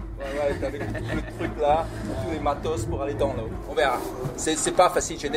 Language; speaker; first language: French; non-native, fluent; Cantonese